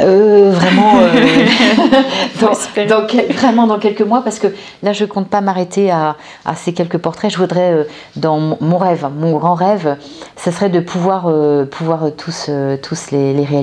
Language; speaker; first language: French; native; French